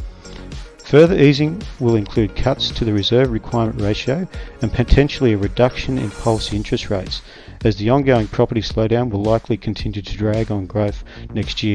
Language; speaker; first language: English; native; English